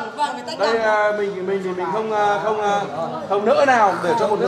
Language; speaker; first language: Vietnamese; native; Vietnamese